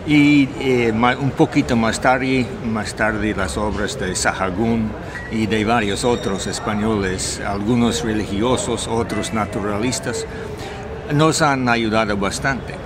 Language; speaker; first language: Spanish; non-native, fluent; English